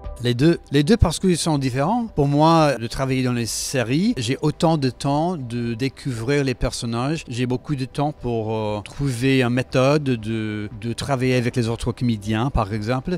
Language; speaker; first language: French; non-native, fluent; English